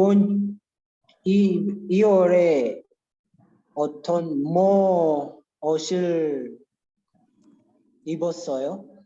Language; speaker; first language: Korean; non-native, learner; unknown